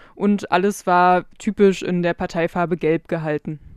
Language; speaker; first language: German; native; German